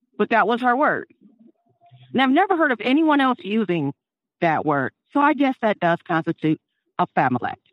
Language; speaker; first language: English; native; English